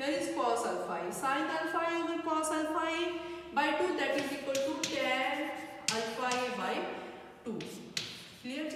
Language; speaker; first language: English; non-native, local second language; Hindi